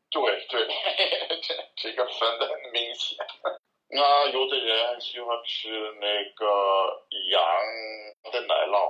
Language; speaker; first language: Chinese; non-native, learner; German